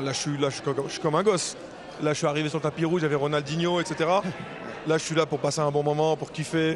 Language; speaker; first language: French; native; French